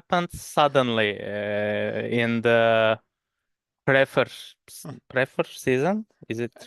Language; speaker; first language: English; non-native, learner; Turkish